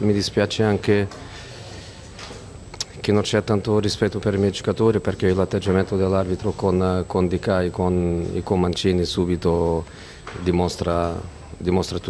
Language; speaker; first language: Italian; non-native, fluent; Portuguese